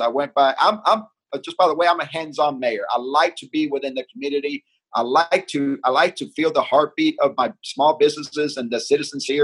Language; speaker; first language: English; early bilingual, other home language; Spanish